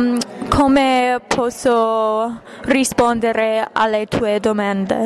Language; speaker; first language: Italian; non-native, learner; English